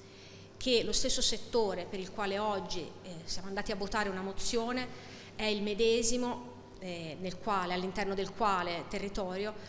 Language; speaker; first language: Italian; native; Italian